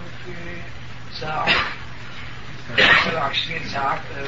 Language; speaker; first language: Arabic; non-native, fluent; Turkish